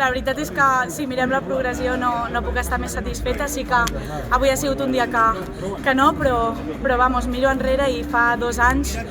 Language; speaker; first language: Catalan; native; Catalan